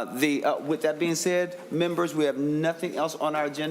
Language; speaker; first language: English; native; English